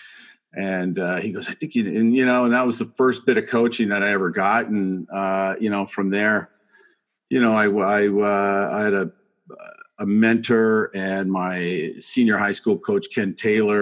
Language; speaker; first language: English; native; English